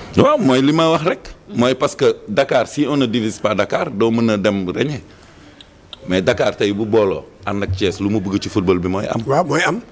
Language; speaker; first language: Wolof; native; Wolof